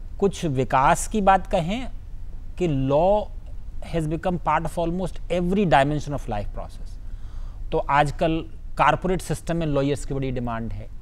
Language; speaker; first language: Hindi; native; Hindi